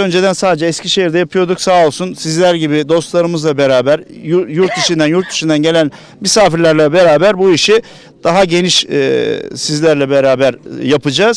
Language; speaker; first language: Turkish; native; Turkish